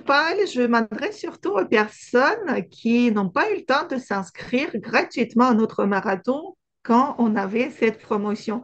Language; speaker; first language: French; non-native, fluent; Russian